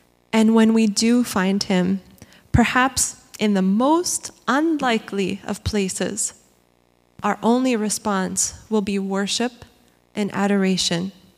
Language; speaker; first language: English; native; English